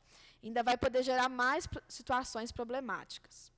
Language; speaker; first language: Portuguese; native; Portuguese